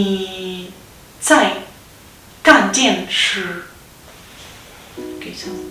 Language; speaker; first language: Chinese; non-native, learner; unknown